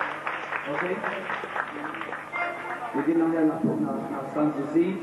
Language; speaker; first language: German; non-native, fluent; English